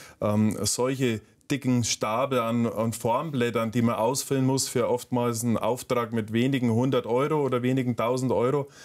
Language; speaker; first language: German; native; German